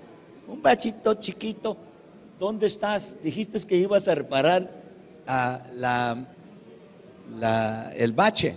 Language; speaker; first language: Spanish; early bilingual, heritage; English